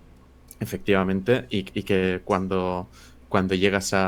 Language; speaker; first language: Spanish; native; Spanish